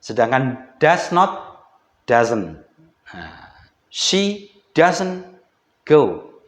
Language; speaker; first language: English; non-native, fluent; Indonesian